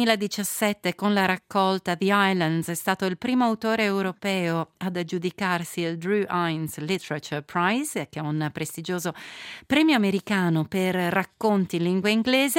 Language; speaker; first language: Italian; native; Italian